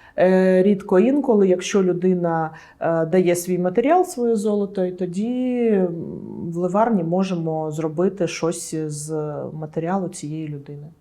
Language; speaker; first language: Ukrainian; non-native, local second language; Russian